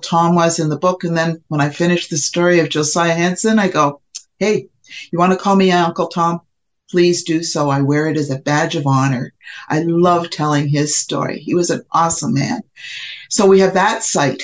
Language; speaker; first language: English; native; English